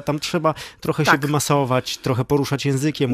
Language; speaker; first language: Polish; native; Polish